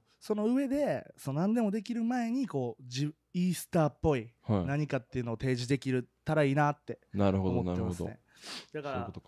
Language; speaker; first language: Japanese; native; Japanese